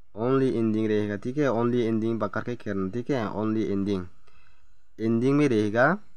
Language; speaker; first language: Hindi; non-native, local second language; Assamese